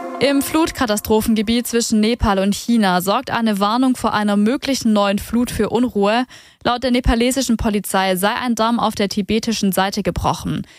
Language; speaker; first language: German; native; German